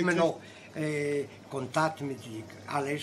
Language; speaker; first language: German; non-native, fluent; Spanish